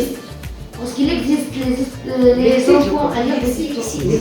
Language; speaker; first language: French; non-native, learner; Arabic